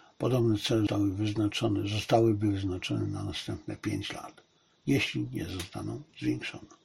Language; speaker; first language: Polish; non-native, fluent; Chinese